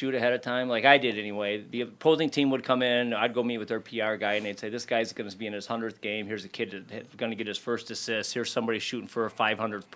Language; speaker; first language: English; native; English